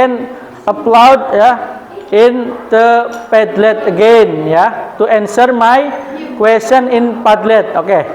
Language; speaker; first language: English; non-native, learner; Indonesian